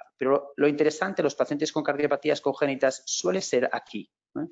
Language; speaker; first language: Spanish; native; Spanish